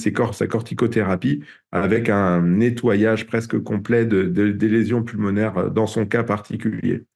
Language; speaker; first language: French; native; French